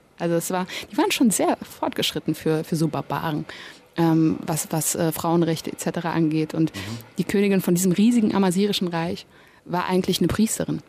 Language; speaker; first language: German; native; German